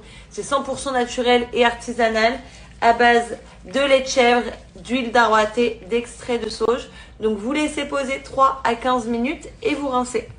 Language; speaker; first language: French; native; French